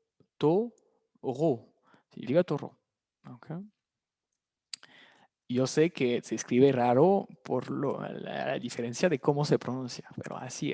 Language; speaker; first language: Spanish; non-native, fluent; French